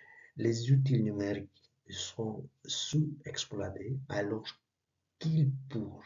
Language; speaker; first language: French; non-native, learner; Spanish